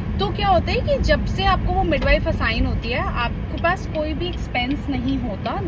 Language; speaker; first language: Hindi; native; Hindi